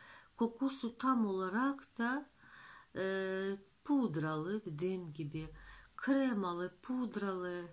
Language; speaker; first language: Turkish; non-native, fluent; Russian